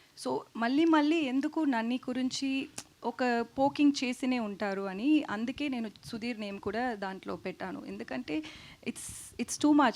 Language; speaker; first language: Telugu; non-native, learner; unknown